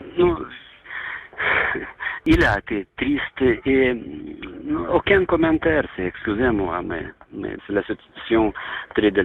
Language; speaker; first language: French; non-native, learner; Lithuanian